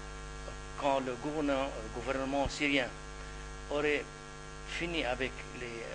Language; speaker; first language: French; non-native, fluent; Arabic